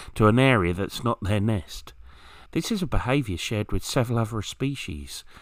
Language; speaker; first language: English; native; English